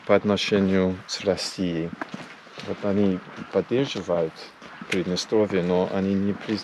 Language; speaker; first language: Russian; non-native, learner; English